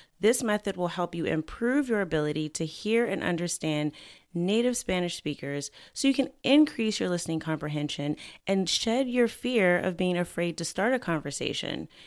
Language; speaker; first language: English; native; English